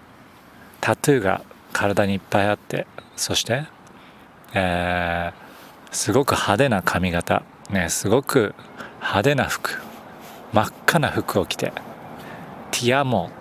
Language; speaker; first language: Japanese; native; Japanese